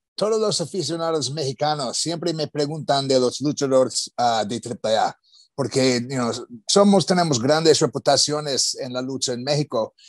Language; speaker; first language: Spanish; non-native, learner; English